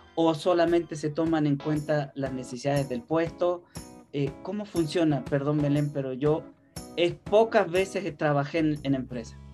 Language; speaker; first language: Spanish; native; Spanish